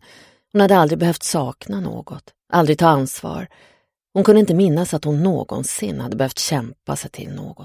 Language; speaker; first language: Swedish; native; Swedish